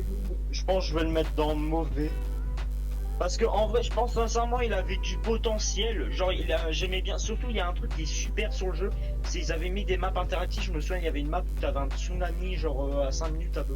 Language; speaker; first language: French; native; French